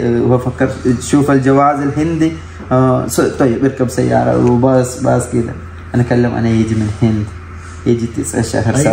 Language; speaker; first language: Arabic; non-native, learner; Malayalam